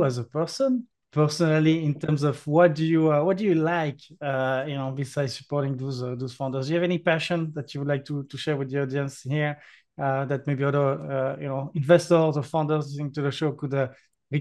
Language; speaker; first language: English; non-native, fluent; French